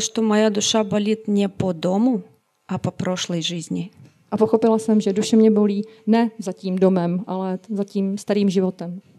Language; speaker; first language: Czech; non-native, learner; Russian